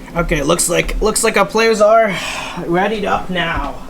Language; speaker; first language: English; native; English